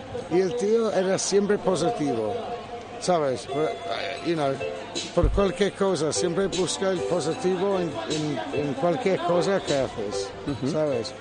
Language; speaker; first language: Spanish; non-native, fluent; English